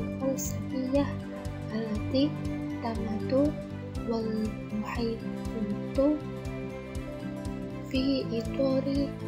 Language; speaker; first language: Arabic; non-native, learner; Indonesian